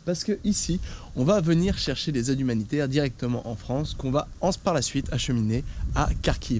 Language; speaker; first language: French; native; French